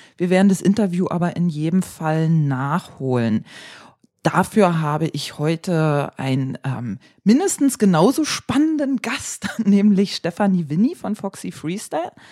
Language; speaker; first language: German; native; German